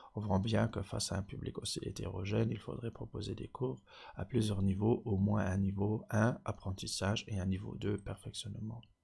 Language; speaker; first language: French; non-native, local second language; Luxembourgish